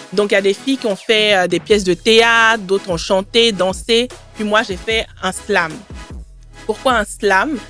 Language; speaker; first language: French; early bilingual, other home language; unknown